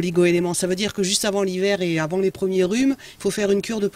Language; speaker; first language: French; native; French